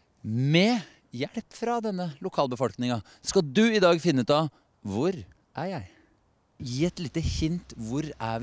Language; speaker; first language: Norwegian; native; Norwegian